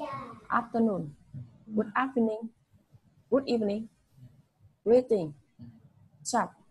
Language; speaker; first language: English; non-native, learner; Vietnamese